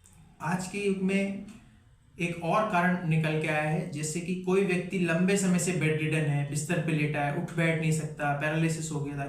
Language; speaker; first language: Hindi; native; Hindi